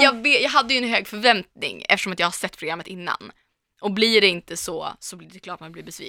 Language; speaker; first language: Swedish; native; Swedish